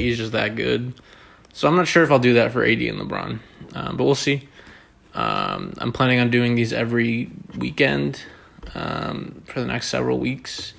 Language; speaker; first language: English; native; English